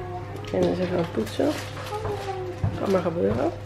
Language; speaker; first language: Dutch; native; Dutch